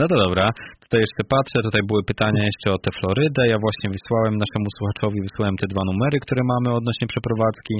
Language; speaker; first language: Polish; native; Polish